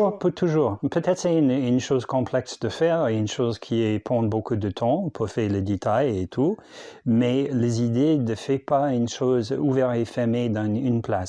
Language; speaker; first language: French; non-native, learner; English